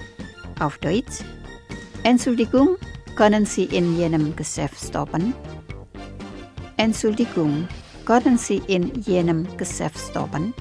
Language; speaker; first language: German; non-native, fluent; Indonesian